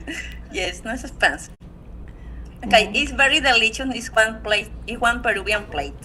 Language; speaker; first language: English; non-native, learner; Spanish